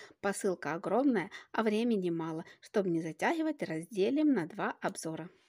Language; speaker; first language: Russian; native; Russian